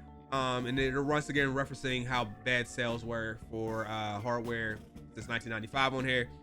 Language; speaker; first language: English; native; English